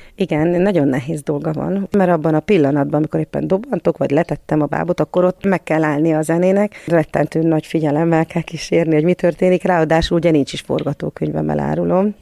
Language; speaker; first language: Hungarian; native; Hungarian